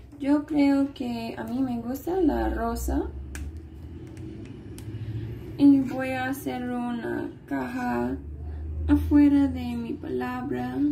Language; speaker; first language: Spanish; non-native, fluent; English